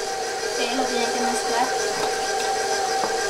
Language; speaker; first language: Spanish; early bilingual, heritage; Spanish